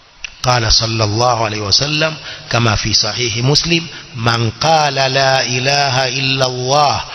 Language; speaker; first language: Arabic; non-native, fluent; Swahili